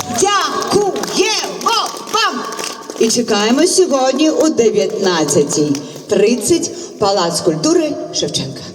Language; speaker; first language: Ukrainian; native; Ukrainian